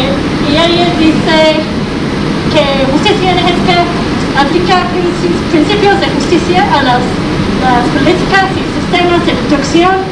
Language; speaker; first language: Spanish; non-native, fluent; English